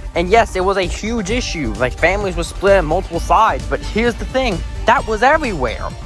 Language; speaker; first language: English; native; English